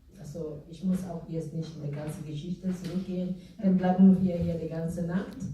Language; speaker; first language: German; non-native, fluent; Igbo